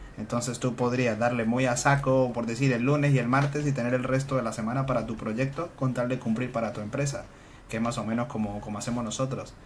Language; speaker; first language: Spanish; native; Spanish